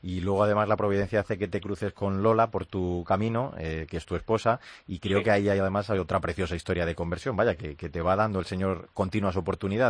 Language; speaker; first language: Spanish; native; Spanish